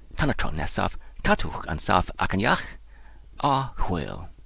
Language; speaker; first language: Welsh; non-native, learner; Polish